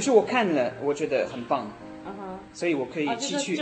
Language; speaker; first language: Chinese; non-native, learner; French